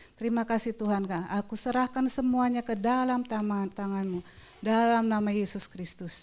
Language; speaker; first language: Indonesian; native; Indonesian